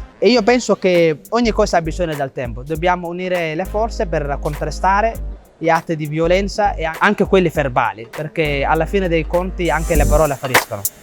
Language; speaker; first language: Italian; non-native, fluent; Somali